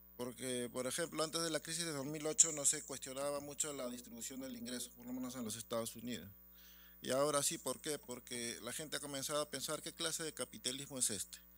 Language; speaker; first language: Spanish; native; Spanish